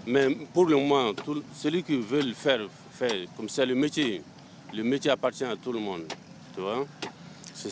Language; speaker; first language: French; non-native, local second language; Bambara